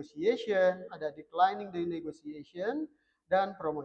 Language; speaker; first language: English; non-native, fluent; Indonesian